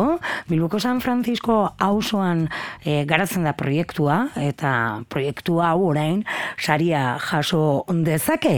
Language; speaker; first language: Basque; native; Basque